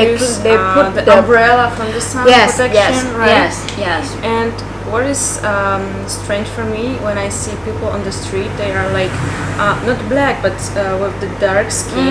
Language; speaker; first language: English; non-native, fluent; Polish